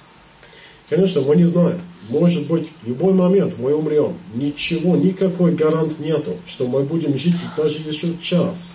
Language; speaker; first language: Russian; non-native, fluent; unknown